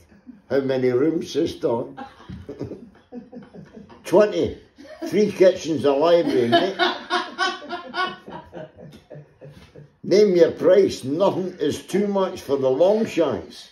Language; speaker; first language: English; native; English